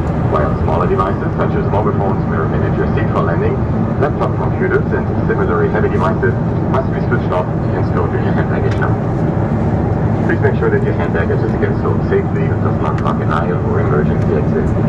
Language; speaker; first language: English; non-native, fluent; German